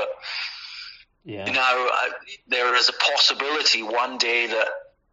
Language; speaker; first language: English; native; English